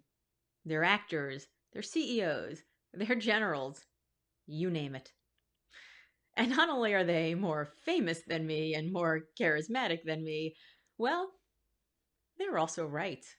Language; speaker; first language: English; native; English